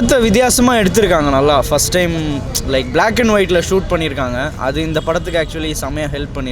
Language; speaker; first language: Tamil; native; Tamil